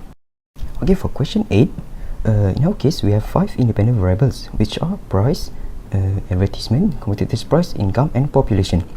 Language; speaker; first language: English; non-native, local second language; Malay